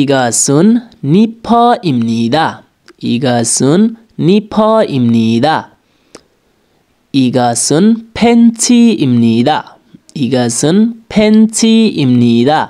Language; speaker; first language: Korean; non-native, learner; Nepali